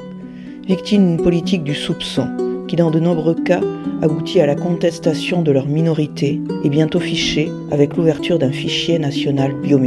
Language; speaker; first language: French; native; French